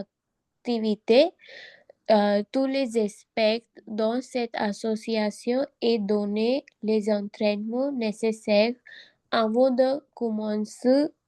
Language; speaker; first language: French; non-native, learner; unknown